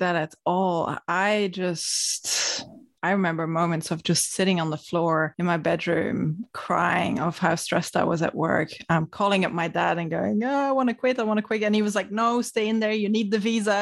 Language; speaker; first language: English; non-native, fluent; Dutch